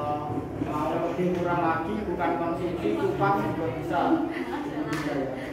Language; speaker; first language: Indonesian; native; Indonesian